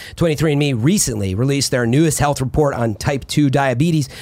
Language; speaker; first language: English; early bilingual, other home language; Italian